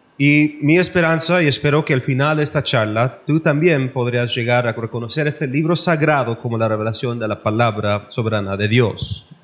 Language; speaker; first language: Spanish; non-native, learner; English